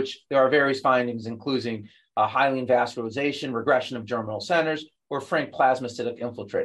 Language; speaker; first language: English; native; English